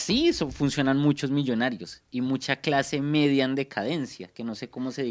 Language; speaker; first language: Spanish; native; Spanish